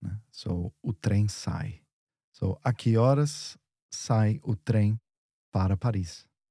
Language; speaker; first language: Portuguese; native; Portuguese